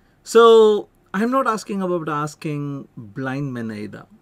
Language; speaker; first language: English; non-native, local second language; Tamil